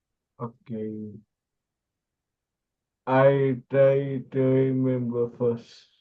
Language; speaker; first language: English; non-native, learner; Indonesian